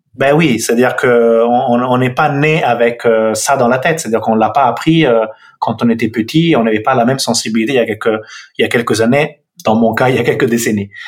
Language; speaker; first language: French; non-native, fluent; Italian